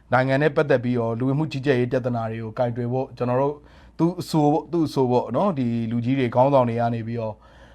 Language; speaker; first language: Burmese; non-native, local second language; Rohingya